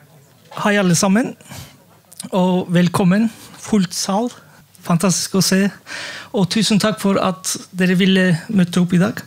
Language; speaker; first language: Norwegian; non-native, fluent; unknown